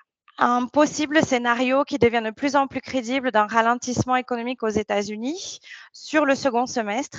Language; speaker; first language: French; native; French